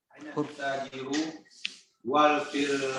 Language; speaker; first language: Arabic; non-native, learner; Indonesian